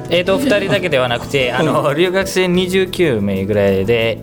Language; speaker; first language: Japanese; non-native, fluent; Indonesian